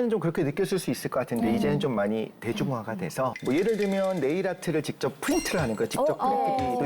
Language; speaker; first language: Korean; native; Korean